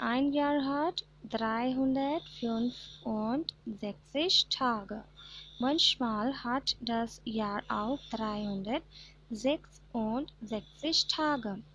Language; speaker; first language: German; non-native, fluent; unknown